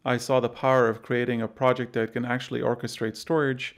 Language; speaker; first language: English; non-native, fluent; Arabic